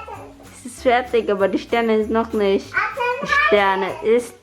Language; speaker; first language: German; early bilingual, other home language; Filipino